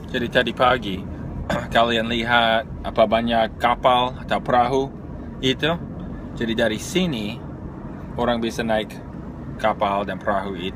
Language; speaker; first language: Indonesian; non-native, fluent; English